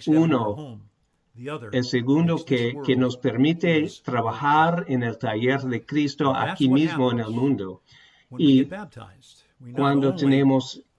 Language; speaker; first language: Spanish; non-native, fluent; English